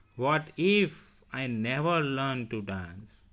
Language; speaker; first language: English; non-native, local second language; Hindi